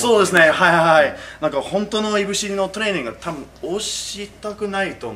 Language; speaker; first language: Japanese; non-native, fluent; English